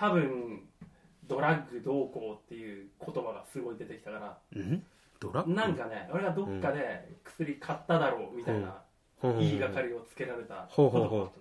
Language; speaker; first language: Japanese; native; Japanese